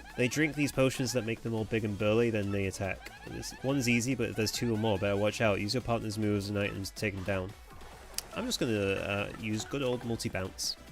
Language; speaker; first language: English; native; English